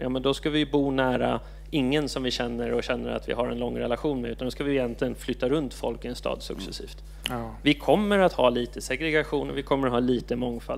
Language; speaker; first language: Swedish; native; Swedish